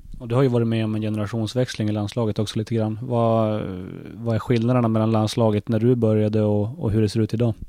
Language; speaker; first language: Swedish; native; Swedish